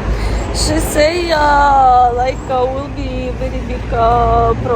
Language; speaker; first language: English; non-native, learner; Russian